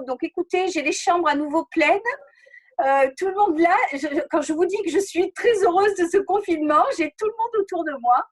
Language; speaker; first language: French; native; French